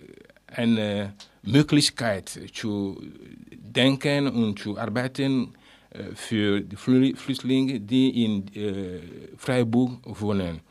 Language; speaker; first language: German; non-native, learner; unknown